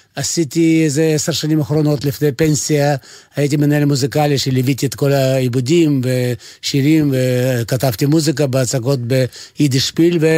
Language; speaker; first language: Hebrew; non-native, fluent; Russian